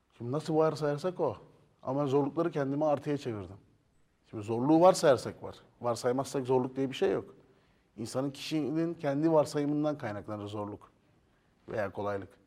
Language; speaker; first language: Turkish; native; Turkish